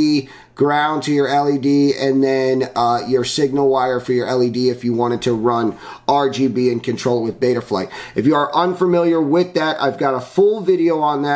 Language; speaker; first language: English; native; English